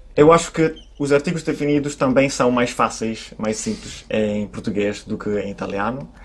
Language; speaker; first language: Portuguese; non-native, fluent; Italian